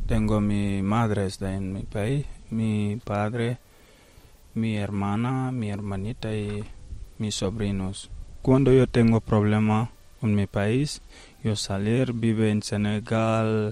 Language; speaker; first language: Spanish; non-native, learner; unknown